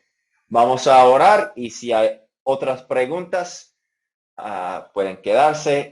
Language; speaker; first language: Spanish; non-native, fluent; English